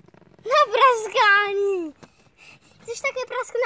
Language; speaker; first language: Czech; early bilingual, heritage; Czech